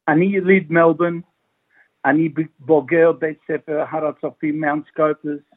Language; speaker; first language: Hebrew; non-native, fluent; English